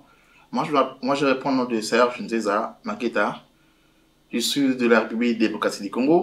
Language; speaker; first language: French; non-native, local second language; Lingala